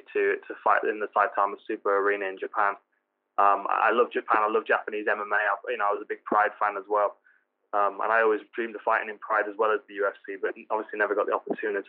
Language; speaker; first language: English; native; English